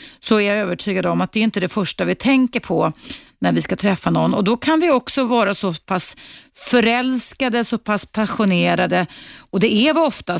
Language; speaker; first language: Swedish; native; Swedish